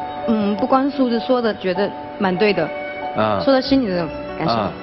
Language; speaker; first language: Chinese; native; Chinese